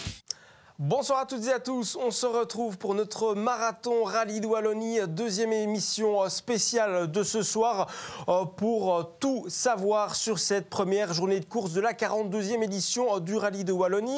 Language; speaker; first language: French; native; French